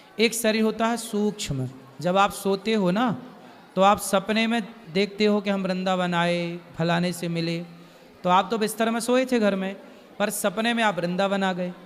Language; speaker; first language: Hindi; native; Hindi